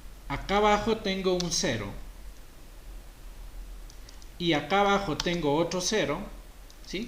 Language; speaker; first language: Spanish; native; Spanish